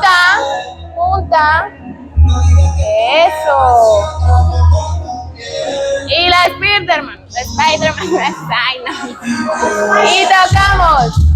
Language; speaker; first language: Spanish; native; Spanish